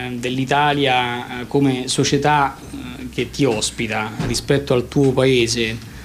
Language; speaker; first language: Italian; native; Italian